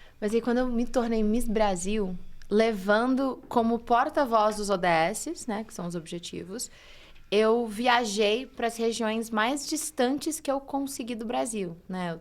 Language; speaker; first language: Portuguese; early bilingual, heritage; English